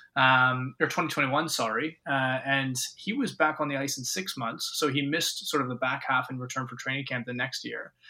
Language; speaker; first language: English; native; English